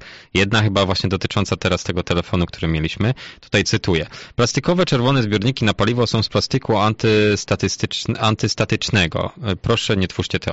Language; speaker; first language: Polish; native; Polish